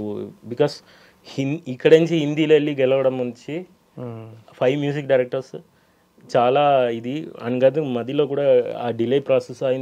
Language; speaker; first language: Telugu; non-native, local second language; Tamil